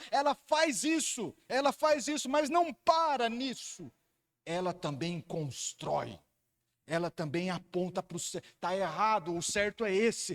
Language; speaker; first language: Portuguese; native; Portuguese